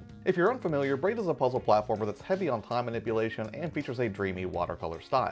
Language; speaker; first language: English; native; English